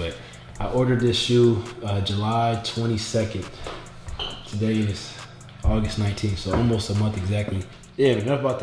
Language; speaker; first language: English; native; English